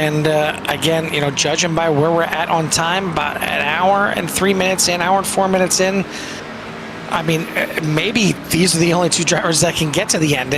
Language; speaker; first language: English; native; English